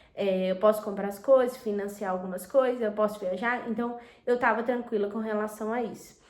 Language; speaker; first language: Portuguese; native; Portuguese